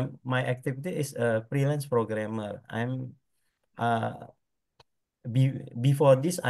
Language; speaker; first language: English; non-native, learner; Indonesian